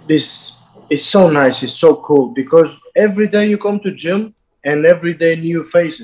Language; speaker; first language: English; non-native, learner; Azerbaijani